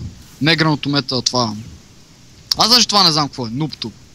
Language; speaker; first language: Bulgarian; native; Bulgarian